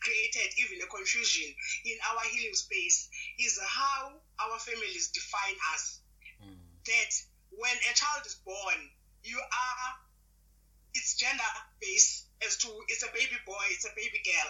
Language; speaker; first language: English; non-native, local second language; Xhosa